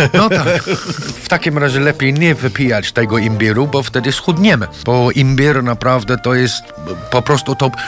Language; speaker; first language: Polish; non-native, fluent; English